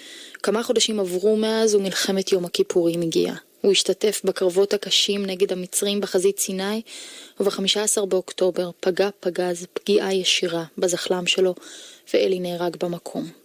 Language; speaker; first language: Hebrew; native; Hebrew